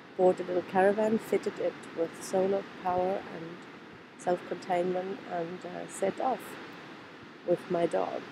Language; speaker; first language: English; non-native, fluent; German